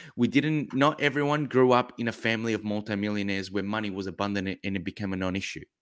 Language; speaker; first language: English; early bilingual, other home language; Italian